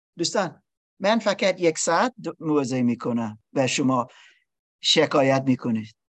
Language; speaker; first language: Persian; non-native, learner; English